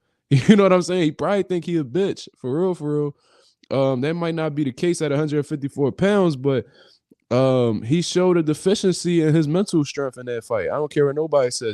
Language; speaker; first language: English; native; English